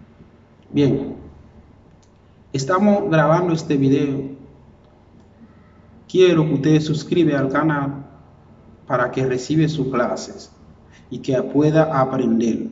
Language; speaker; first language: Spanish; non-native, fluent; Haitian Creole